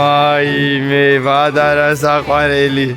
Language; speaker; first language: Georgian; native; Georgian